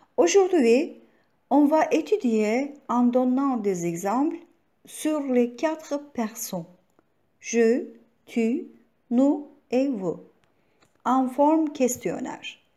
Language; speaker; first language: French; non-native, fluent; Turkish